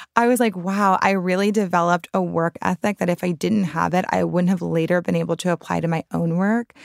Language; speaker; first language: English; native; English